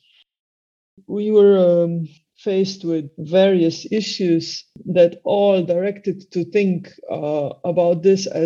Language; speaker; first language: English; non-native, fluent; Slovenian